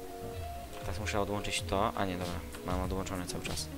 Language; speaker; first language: Polish; native; Polish